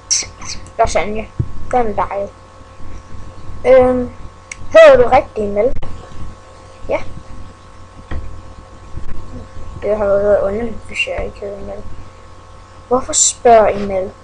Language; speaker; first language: Danish; early bilingual, other home language; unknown